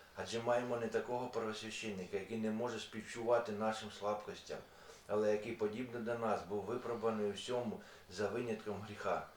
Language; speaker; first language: Ukrainian; non-native, local second language; Russian